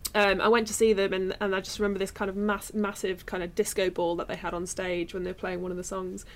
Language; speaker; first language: English; native; English